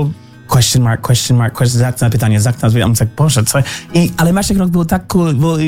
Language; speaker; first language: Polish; non-native, learner; English